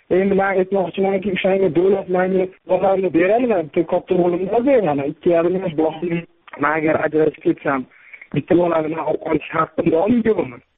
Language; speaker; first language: Uzbek; native; Uzbek